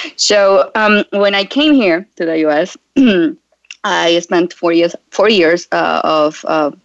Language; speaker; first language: English; non-native, fluent; Spanish